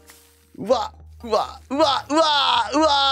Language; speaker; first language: Japanese; native; Japanese